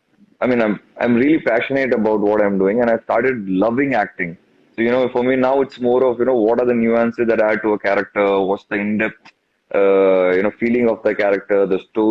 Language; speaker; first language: English; non-native, local second language; Tamil